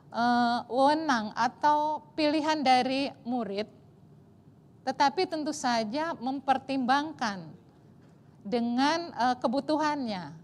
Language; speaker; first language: Indonesian; native; Indonesian